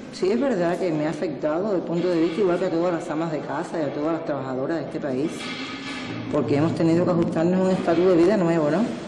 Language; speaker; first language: Spanish; native; Spanish